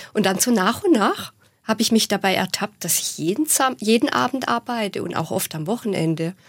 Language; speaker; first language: German; native; German